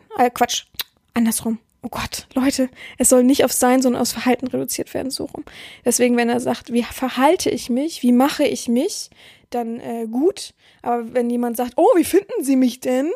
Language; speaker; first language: German; native; German